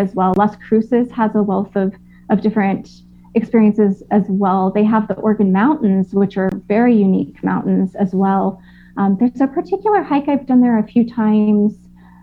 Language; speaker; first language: English; native; English